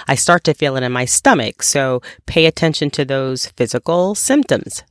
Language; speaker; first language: English; native; English